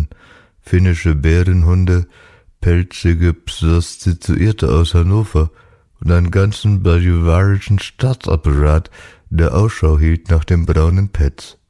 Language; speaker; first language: German; native; German